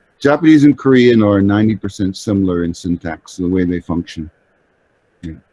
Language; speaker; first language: English; native; English